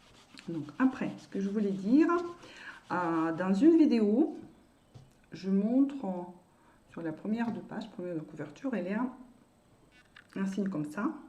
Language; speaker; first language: French; non-native, fluent; Russian